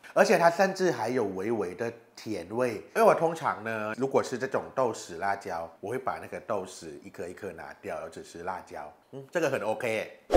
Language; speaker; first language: Chinese; non-native, fluent; Thai